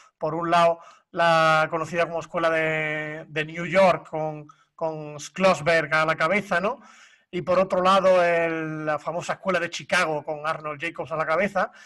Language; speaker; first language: Spanish; native; Spanish